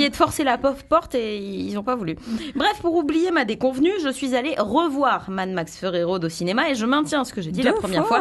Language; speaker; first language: French; native; French